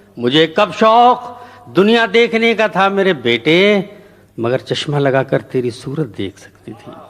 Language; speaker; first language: Urdu; native; Urdu